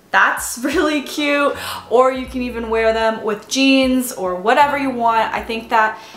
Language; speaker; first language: English; native; English